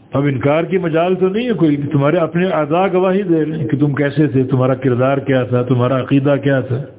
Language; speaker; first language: Urdu; native; Urdu